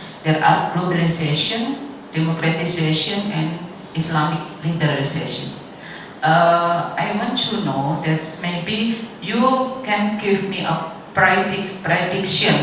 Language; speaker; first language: English; non-native, learner; Indonesian